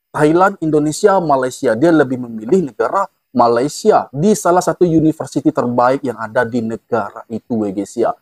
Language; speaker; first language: Indonesian; native; Indonesian